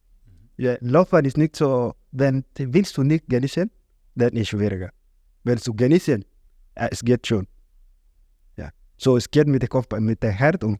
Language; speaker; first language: German; non-native, learner; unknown